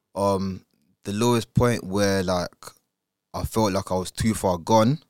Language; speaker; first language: English; early bilingual, other home language; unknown